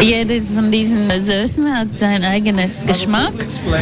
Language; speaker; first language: German; non-native, learner; Latvian